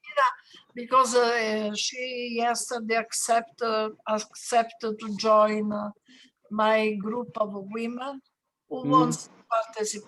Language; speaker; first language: English; non-native, learner; Italian